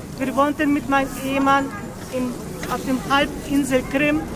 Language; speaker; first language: German; non-native, fluent; Ukrainian